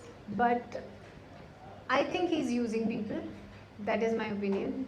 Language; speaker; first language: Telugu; non-native, learner; Hindi